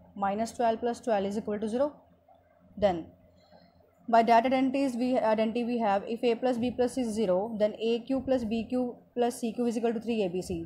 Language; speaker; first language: English; non-native, local second language; Hindi